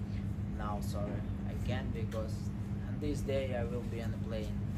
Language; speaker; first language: English; non-native, learner; Ukrainian